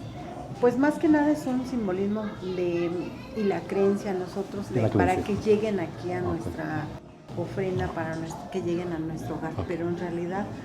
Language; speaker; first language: Spanish; native; Spanish